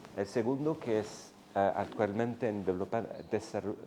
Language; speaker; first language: Spanish; non-native, learner; French